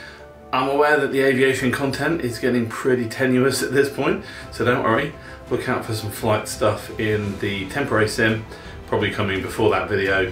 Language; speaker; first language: English; native; English